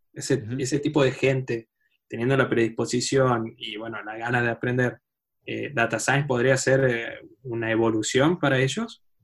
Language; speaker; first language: Spanish; native; Spanish